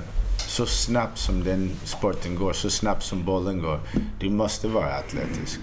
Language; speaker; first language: Swedish; early bilingual, heritage; Swedish